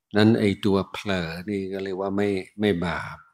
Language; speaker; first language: Thai; non-native, fluent; English